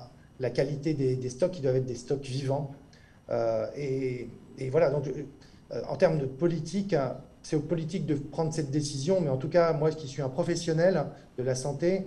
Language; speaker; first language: French; native; French